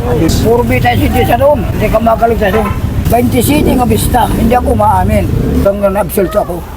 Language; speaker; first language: Filipino; non-native, local second language; Waray